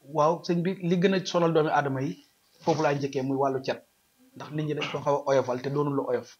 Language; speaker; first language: Wolof; native; Wolof